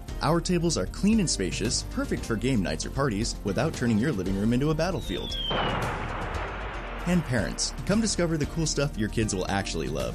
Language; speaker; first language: English; native; English